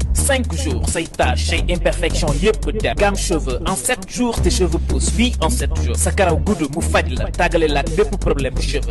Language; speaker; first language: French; non-native, local second language; Wolof